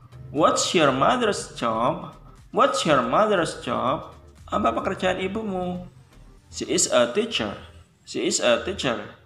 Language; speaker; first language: English; non-native, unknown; Indonesian